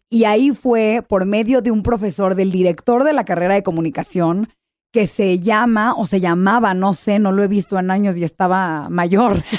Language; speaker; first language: Spanish; early bilingual, heritage; English